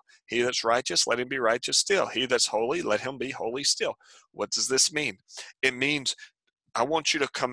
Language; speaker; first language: English; native; English